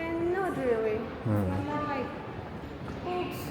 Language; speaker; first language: English; non-native, fluent; Spanish